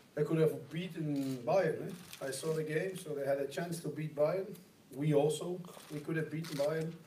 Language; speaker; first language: English; non-native, fluent; Dutch